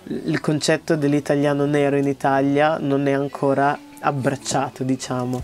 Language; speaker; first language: Italian; early bilingual, other home language; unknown